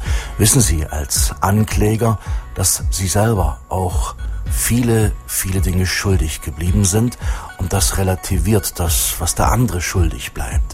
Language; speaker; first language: German; native; German